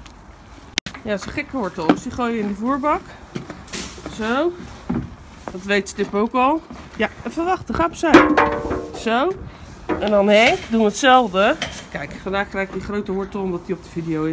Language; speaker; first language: Dutch; native; Dutch